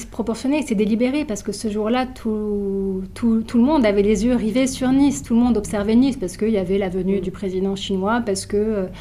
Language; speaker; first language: French; native; French